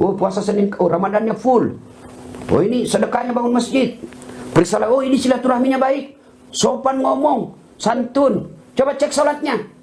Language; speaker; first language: Indonesian; non-native, local second language; Buginese